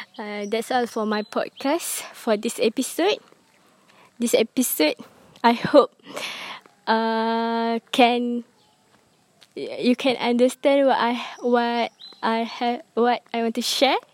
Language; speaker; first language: English; non-native, learner; Malay